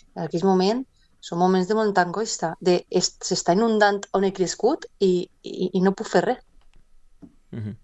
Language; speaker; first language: Catalan; non-native, local second language; Spanish